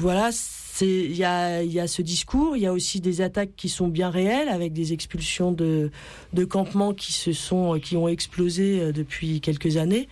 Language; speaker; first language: French; native; French